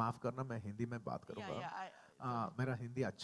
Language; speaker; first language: Hindi; non-native, local second language; Telugu